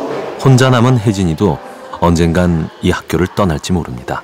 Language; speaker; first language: Korean; native; Korean